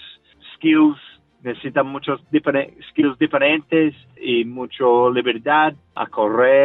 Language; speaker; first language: Spanish; non-native, learner; English